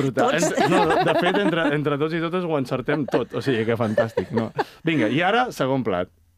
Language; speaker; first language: Catalan; native; Catalan